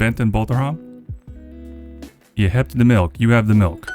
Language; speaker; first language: Dutch; non-native, learner; English